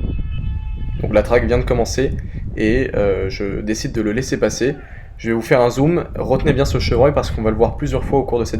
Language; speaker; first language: French; native; French